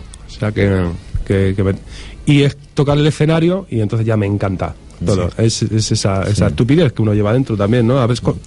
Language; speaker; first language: Spanish; native; Spanish